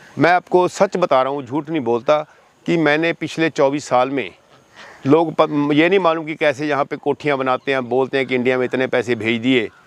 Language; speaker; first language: Hindi; non-native, local second language; Punjabi